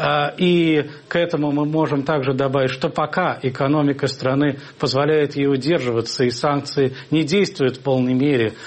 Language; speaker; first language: Russian; native; Russian